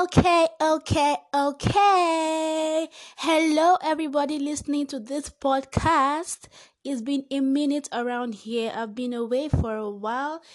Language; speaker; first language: English; non-native, local second language; Igbo